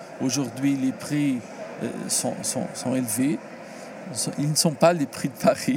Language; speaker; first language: French; non-native, learner; Portuguese